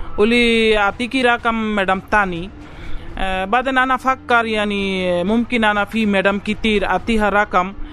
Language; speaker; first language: Arabic; non-native, learner; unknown